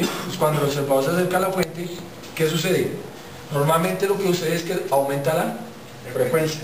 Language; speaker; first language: Spanish; native; Spanish